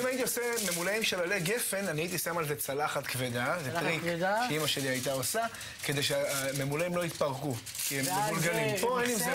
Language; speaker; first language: Hebrew; native; Hebrew